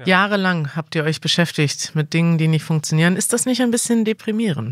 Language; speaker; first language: German; native; German